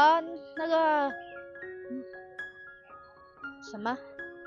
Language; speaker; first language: Chinese; non-native, fluent; Vietnamese